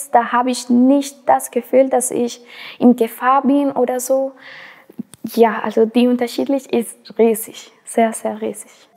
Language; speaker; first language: German; non-native, fluent; Spanish